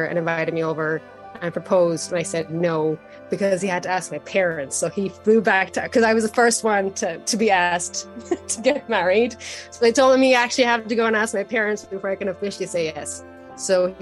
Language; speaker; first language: English; native; English